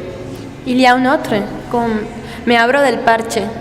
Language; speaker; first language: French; non-native, learner; Spanish